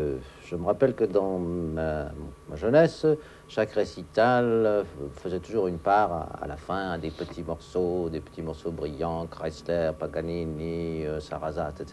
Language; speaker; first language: French; native; French